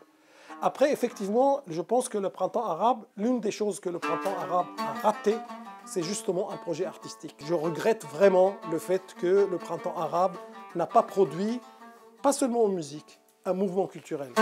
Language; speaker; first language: French; non-native, fluent; Arabic